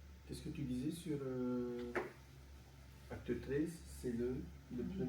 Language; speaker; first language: French; native; French